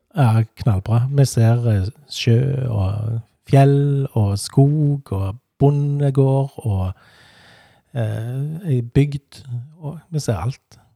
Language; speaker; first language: Norwegian; native; Norwegian